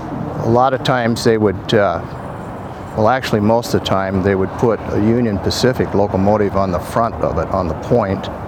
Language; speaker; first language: English; native; English